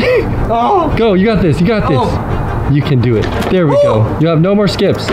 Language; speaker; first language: English; native; English